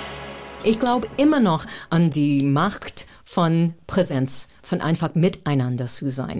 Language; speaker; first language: German; non-native, fluent; English